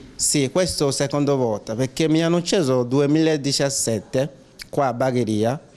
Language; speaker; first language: Italian; non-native, learner; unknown